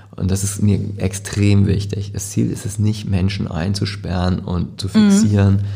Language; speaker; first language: German; native; German